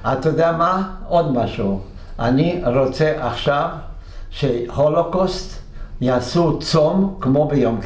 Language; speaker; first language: Hebrew; non-native, fluent; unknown